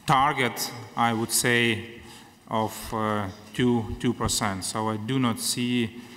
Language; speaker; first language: English; non-native, fluent; Lithuanian